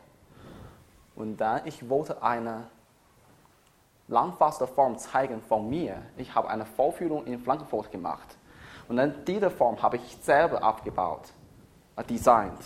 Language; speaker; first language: German; non-native, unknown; Chinese